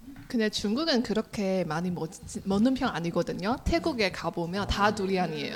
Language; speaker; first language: Korean; non-native, fluent; Chinese